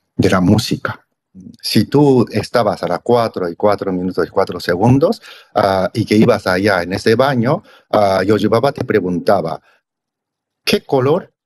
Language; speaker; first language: Spanish; non-native, fluent; Japanese